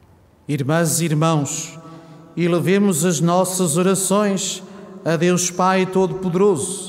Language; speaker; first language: Portuguese; native; Portuguese